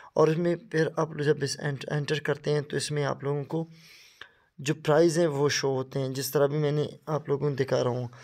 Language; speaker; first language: Urdu; non-native, local second language; Baluchi